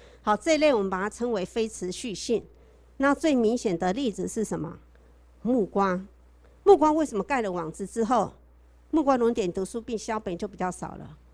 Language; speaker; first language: Chinese; native; Chinese